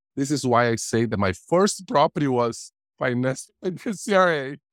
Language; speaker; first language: English; non-native, fluent; Portuguese